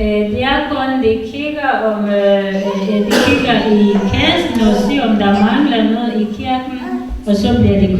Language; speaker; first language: Danish; non-native, learner; Kinyarwanda